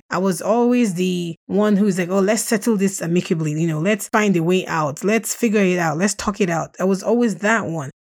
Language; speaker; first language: English; non-native, local second language; Russian